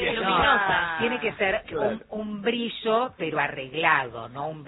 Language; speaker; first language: Spanish; native; Spanish